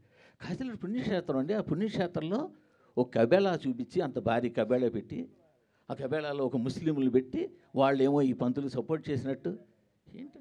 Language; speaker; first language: Telugu; native; Telugu